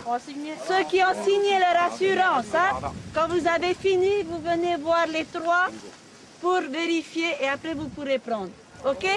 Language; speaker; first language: French; non-native, local second language; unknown